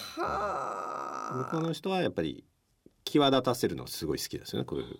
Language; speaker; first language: Japanese; early bilingual, other home language; Portuguese